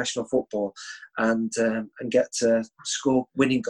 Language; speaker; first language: English; native; English